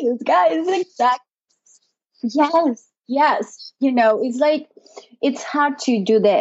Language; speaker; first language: English; non-native, fluent; Spanish